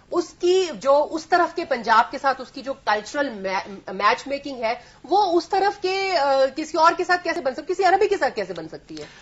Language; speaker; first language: Urdu; native; Urdu